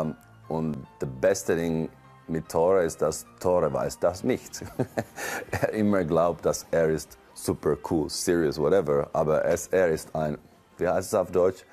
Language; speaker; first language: German; non-native, learner; Finnish